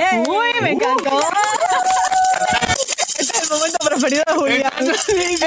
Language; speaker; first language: Spanish; native; Spanish